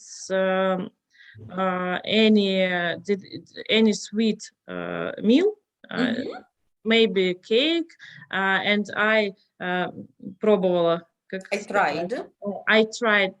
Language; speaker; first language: English; non-native, learner; Russian